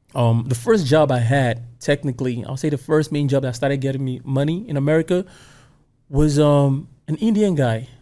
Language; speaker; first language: English; non-native, local second language; Igbo